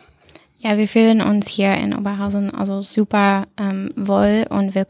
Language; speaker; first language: German; non-native, fluent; English